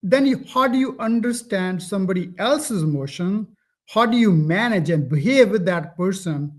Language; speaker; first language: English; non-native, local second language; Punjabi